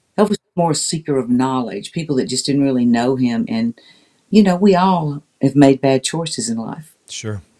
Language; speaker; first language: English; native; English